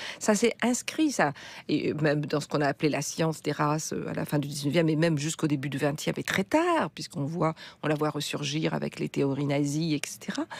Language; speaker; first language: French; native; French